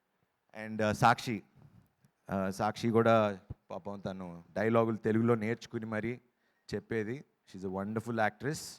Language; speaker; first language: Telugu; native; Telugu